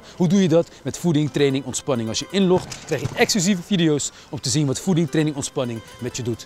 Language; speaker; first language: Dutch; native; Dutch